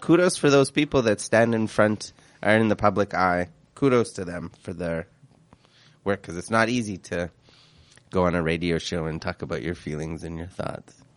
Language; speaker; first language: English; early bilingual, other home language; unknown